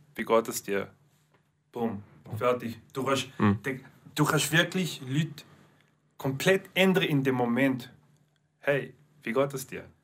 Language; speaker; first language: German; non-native, learner; English